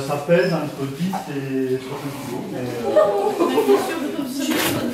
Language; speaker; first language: French; native; French